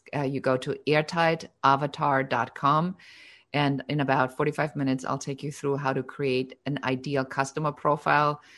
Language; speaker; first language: English; non-native, fluent; German